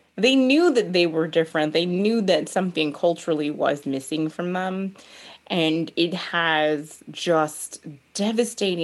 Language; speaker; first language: English; native; English